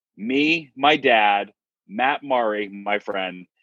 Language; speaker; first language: English; native; English